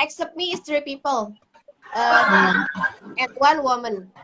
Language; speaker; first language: English; non-native, learner; Indonesian